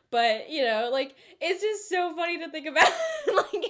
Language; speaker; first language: English; early bilingual, other home language; Telugu